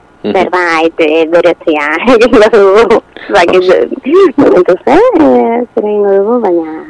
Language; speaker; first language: Basque; non-native, local second language; Spanish